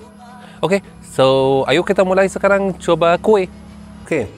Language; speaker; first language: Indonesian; non-native, learner; Arabic